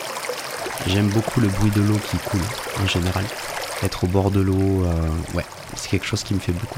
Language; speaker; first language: French; native; French